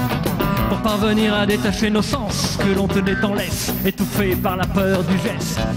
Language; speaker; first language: French; native; French